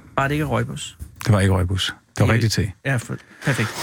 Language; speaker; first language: Danish; non-native, fluent; English